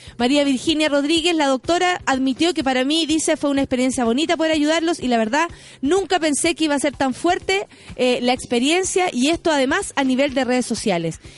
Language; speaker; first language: Spanish; native; Spanish